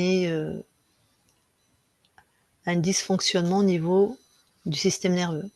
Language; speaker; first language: French; native; French